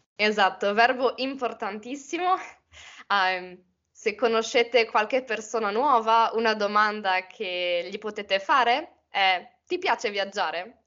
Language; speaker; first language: Italian; native; Italian